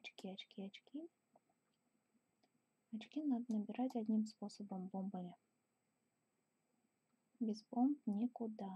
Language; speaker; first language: Russian; native; Russian